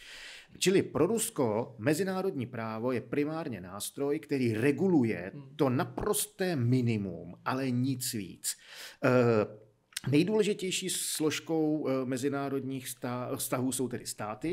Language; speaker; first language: Czech; native; Czech